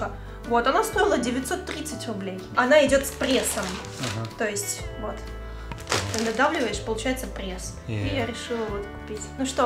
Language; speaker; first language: Russian; native; Russian